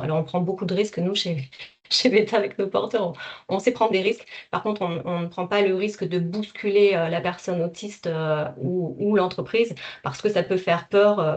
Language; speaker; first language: French; native; French